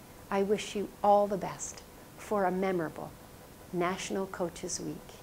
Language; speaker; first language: English; native; English